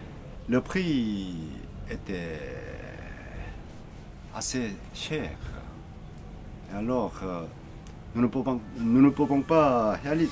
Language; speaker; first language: French; non-native, learner; Korean